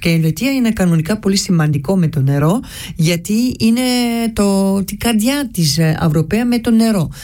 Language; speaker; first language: Greek; early bilingual, heritage; Greek